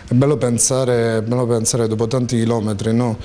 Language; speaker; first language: Italian; native; Italian